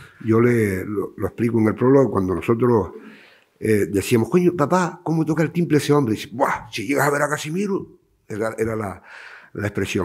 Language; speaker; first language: Spanish; native; Spanish